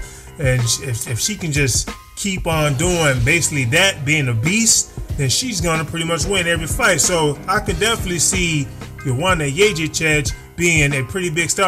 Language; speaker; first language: English; native; English